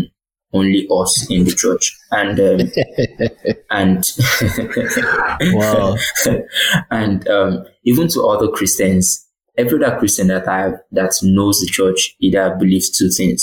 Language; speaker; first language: English; non-native, local second language; Yoruba